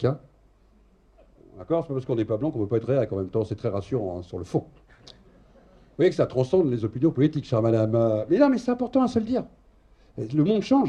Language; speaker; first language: French; native; French